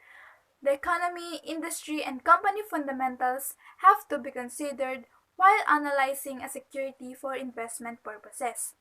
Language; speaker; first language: English; non-native, local second language; Filipino